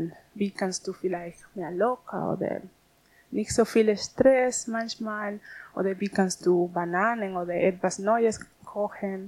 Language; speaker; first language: German; non-native, learner; Spanish